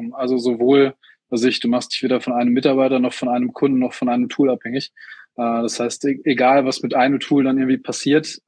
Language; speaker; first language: German; native; German